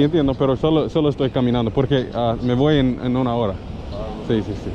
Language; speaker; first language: Spanish; non-native, learner; English